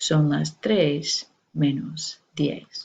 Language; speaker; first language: Spanish; non-native, fluent; English